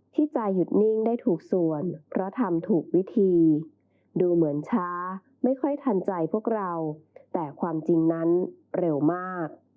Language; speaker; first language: Thai; native; Thai